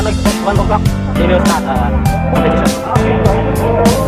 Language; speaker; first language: English; non-native, learner; Lao